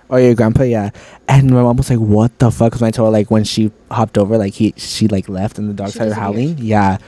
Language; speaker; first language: English; early bilingual, other home language; Spanish